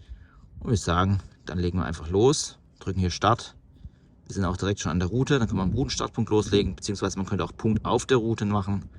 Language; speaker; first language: German; native; German